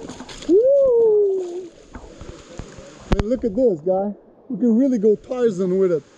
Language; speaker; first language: English; non-native, local second language; French